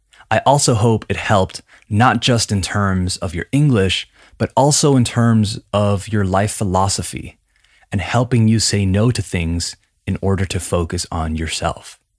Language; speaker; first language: English; native; English